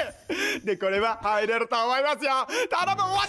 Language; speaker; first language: Japanese; native; Japanese